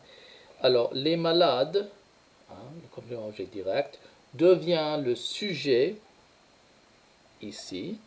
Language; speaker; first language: French; non-native, fluent; English